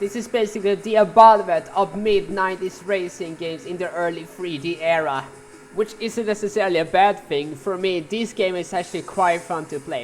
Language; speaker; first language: English; non-native, fluent; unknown